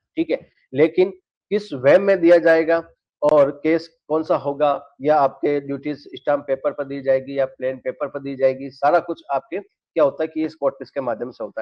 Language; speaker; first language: Hindi; native; Hindi